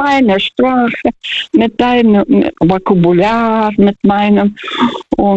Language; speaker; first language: German; early bilingual, other home language; Russian